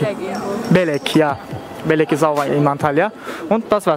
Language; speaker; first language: German; non-native, fluent; Turkish